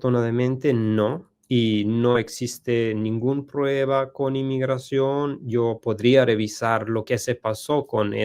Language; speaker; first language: Spanish; non-native, learner; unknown